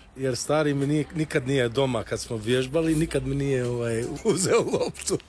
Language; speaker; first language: Croatian; early bilingual, heritage; Croatian